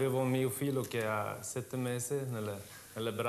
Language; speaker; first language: Italian; non-native, fluent; Swedish